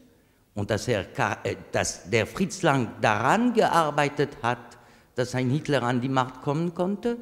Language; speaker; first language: German; non-native, fluent; French